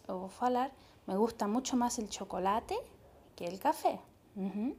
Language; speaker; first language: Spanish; non-native, fluent; Portuguese